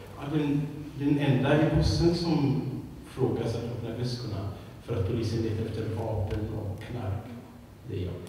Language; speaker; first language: Swedish; non-native, fluent; Arabic